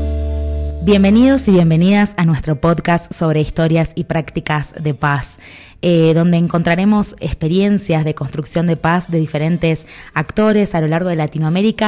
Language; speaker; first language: Spanish; native; Spanish